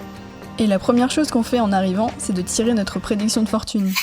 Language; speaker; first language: French; native; French